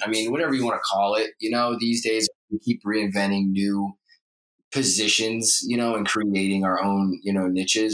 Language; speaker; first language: English; native; English